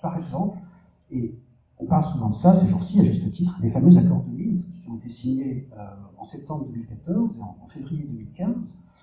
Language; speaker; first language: French; native; French